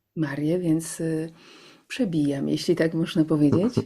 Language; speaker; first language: Polish; native; Polish